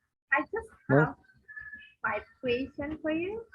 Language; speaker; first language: English; non-native, fluent; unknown